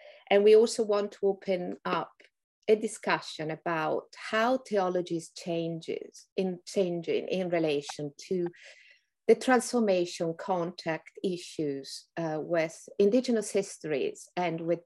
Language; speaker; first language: English; non-native, fluent; Italian